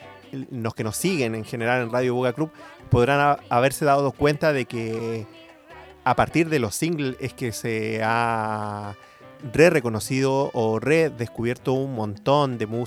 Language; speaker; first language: Spanish; native; Spanish